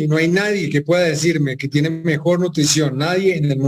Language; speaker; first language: Spanish; native; Spanish